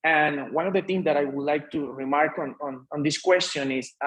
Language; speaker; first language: English; non-native, fluent; Spanish